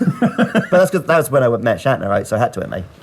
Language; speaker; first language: English; native; English